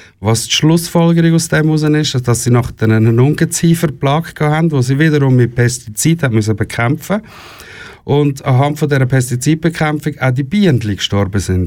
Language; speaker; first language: German; native; German